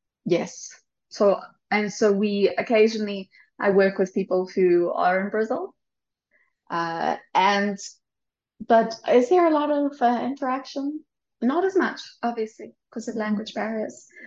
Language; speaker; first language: English; native; English